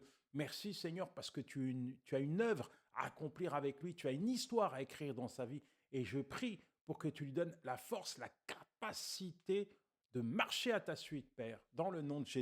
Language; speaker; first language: French; native; French